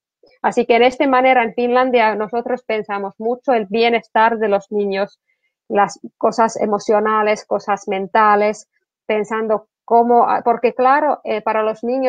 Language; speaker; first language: Spanish; non-native, fluent; Finnish